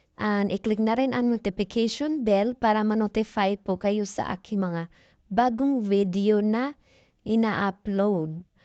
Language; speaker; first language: Filipino; non-native, local second language; Cebuano